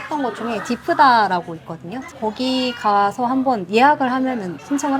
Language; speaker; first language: Korean; native; Korean